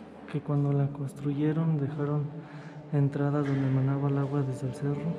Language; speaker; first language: Spanish; native; Spanish